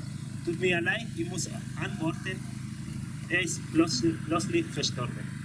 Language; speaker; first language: German; non-native, learner; Spanish